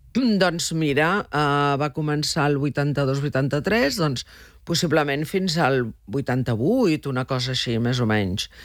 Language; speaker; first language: Catalan; native; Catalan